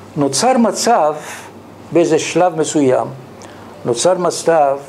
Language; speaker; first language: Hebrew; non-native, fluent; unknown